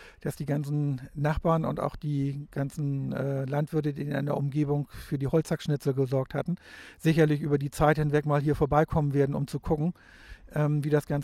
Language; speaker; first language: German; native; German